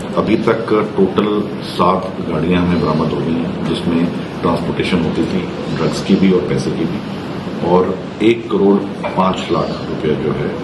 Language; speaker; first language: Hindi; non-native, local second language; Punjabi